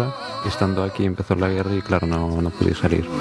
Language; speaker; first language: Spanish; non-native, fluent; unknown